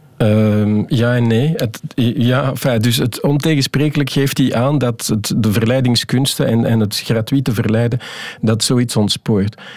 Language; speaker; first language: Dutch; native; Dutch